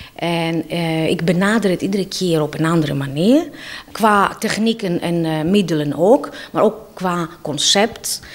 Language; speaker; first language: Dutch; non-native, fluent; Greek